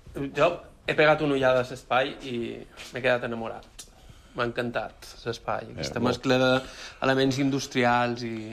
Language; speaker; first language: Catalan; native; Catalan